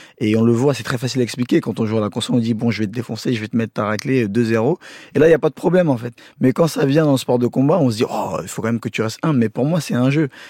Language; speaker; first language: French; early bilingual, other home language; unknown